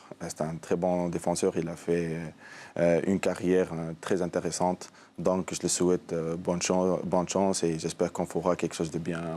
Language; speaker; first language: French; non-native, local second language; Arabic